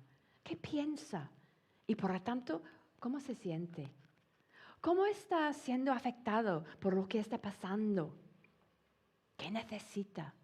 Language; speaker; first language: Spanish; non-native, fluent; English